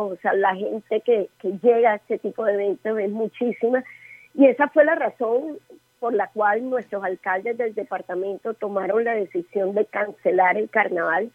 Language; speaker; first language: Spanish; native; Spanish